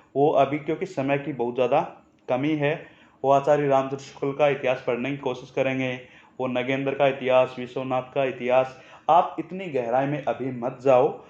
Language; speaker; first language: Hindi; native; Hindi